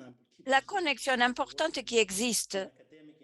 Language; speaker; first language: French; non-native, fluent; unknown